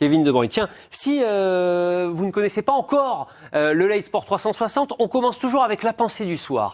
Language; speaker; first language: French; native; French